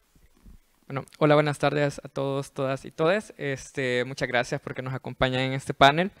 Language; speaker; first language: Spanish; native; Spanish